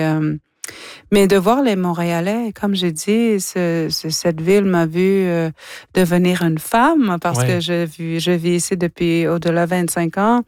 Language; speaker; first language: French; non-native, local second language; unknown